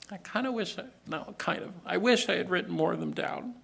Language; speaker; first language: English; native; English